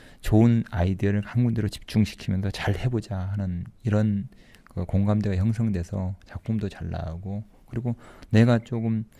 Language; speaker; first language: Korean; native; Korean